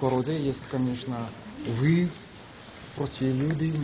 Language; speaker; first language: Russian; non-native, learner; French